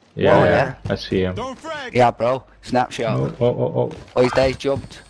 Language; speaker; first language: English; native; English